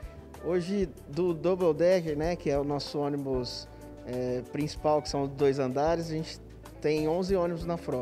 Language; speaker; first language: Portuguese; native; Portuguese